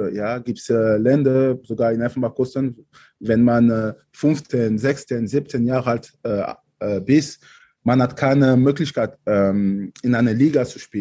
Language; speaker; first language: German; non-native, fluent; French